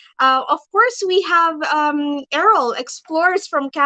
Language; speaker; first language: English; non-native, local second language; Filipino